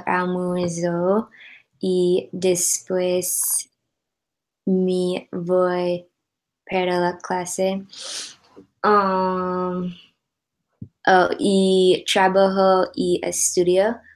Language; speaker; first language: Spanish; non-native, learner; English